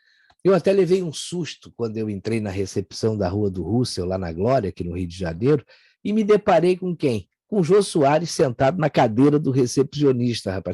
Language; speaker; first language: Portuguese; native; Portuguese